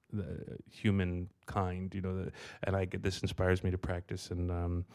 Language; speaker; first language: English; native; English